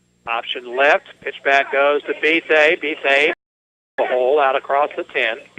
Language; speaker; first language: English; native; English